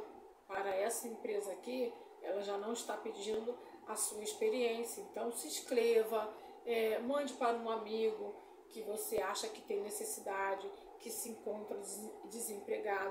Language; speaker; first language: Portuguese; native; Portuguese